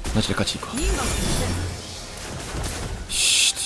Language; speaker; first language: Japanese; native; Japanese